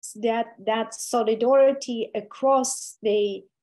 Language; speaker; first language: English; non-native, fluent; Persian